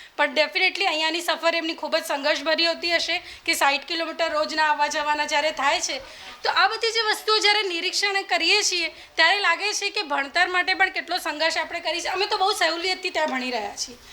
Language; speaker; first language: Gujarati; native; Gujarati